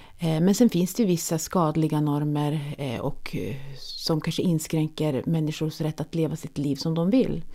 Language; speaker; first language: Swedish; native; Swedish